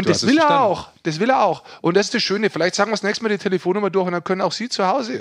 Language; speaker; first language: German; native; German